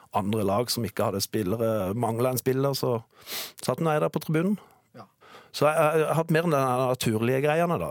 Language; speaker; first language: Norwegian; native; Norwegian